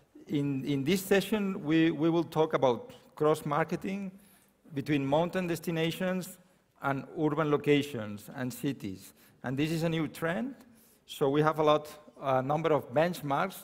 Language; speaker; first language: English; non-native, fluent; Catalan